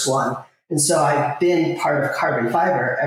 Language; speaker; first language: English; native; English